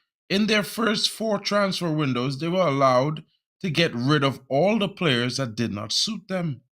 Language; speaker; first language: English; native; English